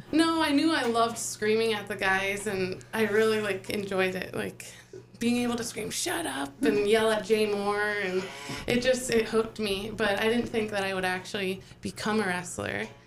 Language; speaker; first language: English; native; English